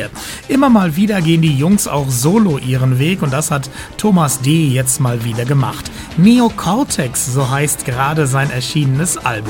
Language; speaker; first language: German; native; German